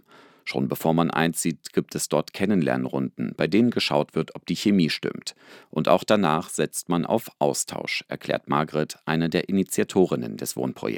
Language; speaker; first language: German; native; German